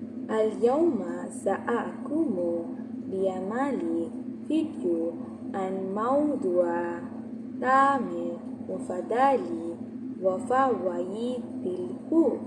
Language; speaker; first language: Arabic; non-native, learner; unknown